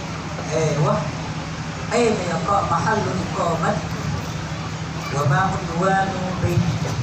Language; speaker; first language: Arabic; non-native, fluent; Indonesian